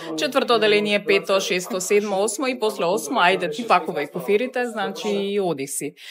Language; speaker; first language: Macedonian; native; Macedonian